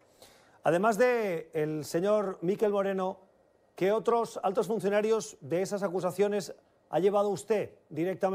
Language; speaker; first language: Spanish; native; Spanish